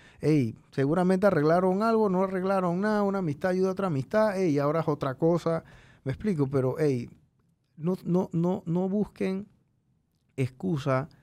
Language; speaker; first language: Spanish; native; Spanish